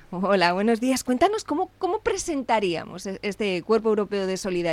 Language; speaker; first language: Spanish; native; Spanish